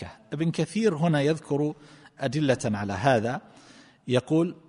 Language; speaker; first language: Arabic; native; Arabic